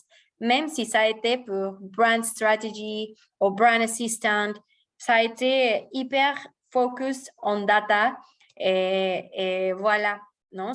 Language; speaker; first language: French; non-native, fluent; Spanish